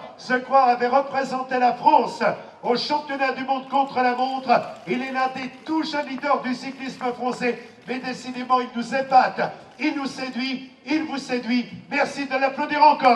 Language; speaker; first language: French; native; French